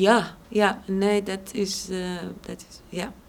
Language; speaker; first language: Dutch; non-native, fluent; Persian